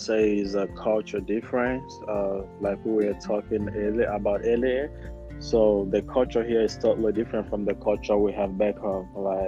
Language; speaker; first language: English; non-native, local second language; Igbo